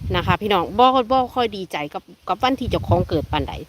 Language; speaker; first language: Thai; native; Thai